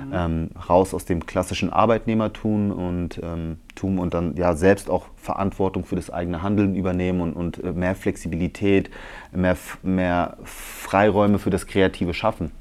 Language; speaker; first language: German; early bilingual, other home language; Italian